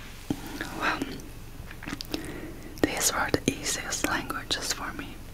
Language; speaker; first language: English; non-native, fluent; Turkish